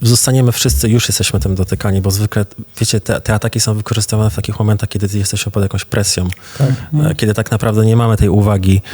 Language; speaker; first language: Polish; native; Polish